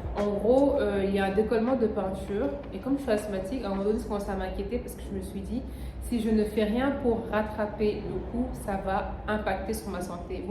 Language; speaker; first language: French; non-native, local second language; Wolof